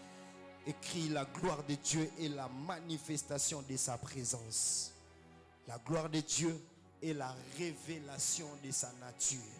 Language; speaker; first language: French; non-native, local second language; Lingala